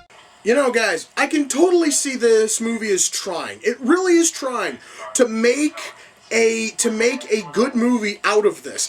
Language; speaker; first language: English; native; English